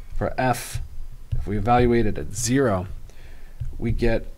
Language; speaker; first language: English; native; English